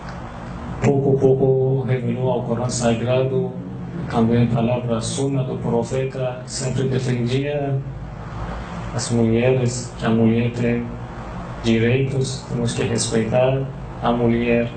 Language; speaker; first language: Portuguese; non-native, learner; Persian